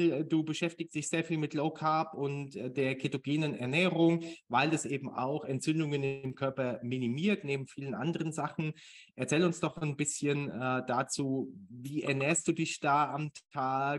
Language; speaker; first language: German; native; German